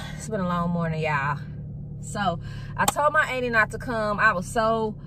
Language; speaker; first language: English; native; English